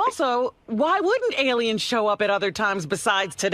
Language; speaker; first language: English; native; English